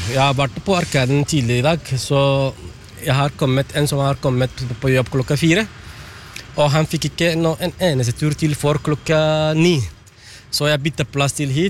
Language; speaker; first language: Norwegian; non-native, fluent; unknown